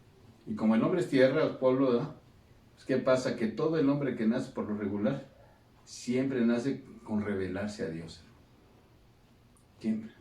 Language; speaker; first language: Spanish; native; Spanish